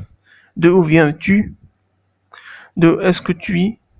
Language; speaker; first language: French; non-native, fluent; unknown